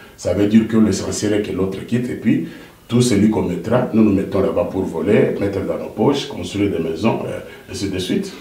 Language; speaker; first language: French; non-native, local second language; Lingala